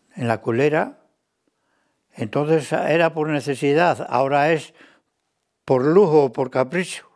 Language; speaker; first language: Spanish; native; Spanish